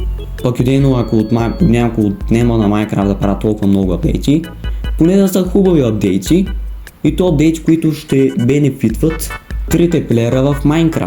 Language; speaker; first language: Bulgarian; native; Bulgarian